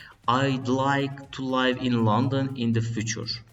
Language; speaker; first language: English; non-native, learner; Turkish